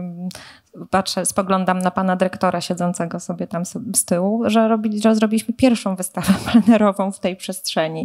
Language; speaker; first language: Polish; native; Polish